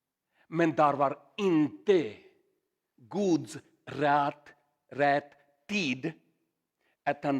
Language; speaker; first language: Swedish; non-native, learner; Urdu